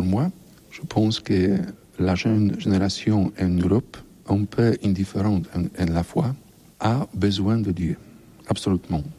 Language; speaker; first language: French; non-native, learner; Polish